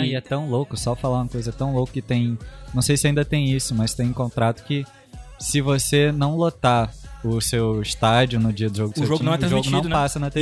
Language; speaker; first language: Portuguese; native; Portuguese